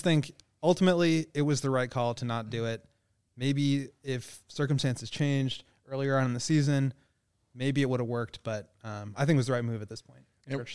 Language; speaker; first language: English; native; English